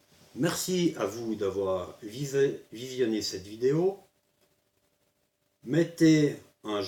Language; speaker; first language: French; native; French